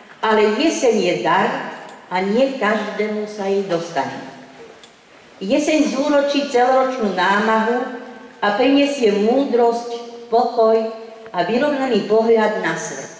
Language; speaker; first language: Slovak; native; Slovak